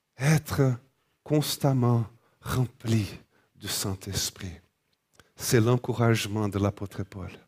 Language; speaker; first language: French; non-native, fluent; Portuguese